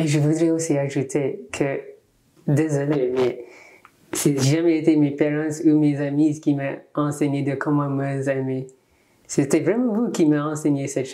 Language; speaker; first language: French; non-native, learner; English